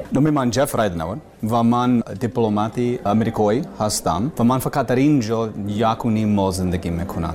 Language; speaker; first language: Persian; non-native, learner; English